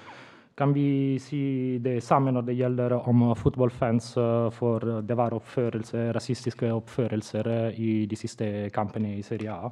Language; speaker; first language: Norwegian; non-native, fluent; Italian